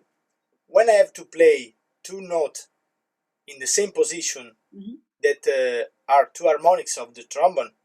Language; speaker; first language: English; non-native, learner; Italian